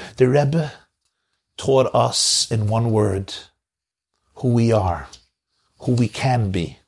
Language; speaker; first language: English; native; English